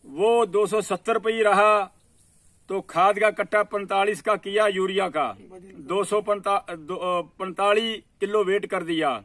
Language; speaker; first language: Hindi; native; Hindi